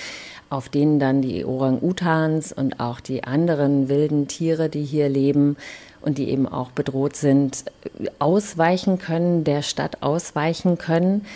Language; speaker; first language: German; native; German